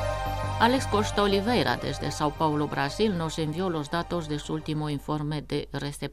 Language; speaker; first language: Spanish; non-native, fluent; Romanian